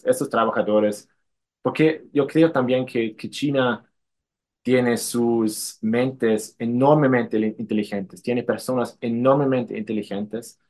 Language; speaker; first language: Spanish; non-native, fluent; German